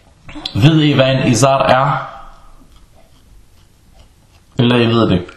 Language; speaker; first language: Danish; early bilingual, other home language; Arabic